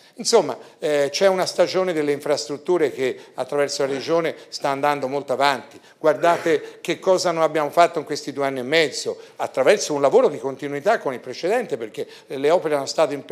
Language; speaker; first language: Italian; native; Italian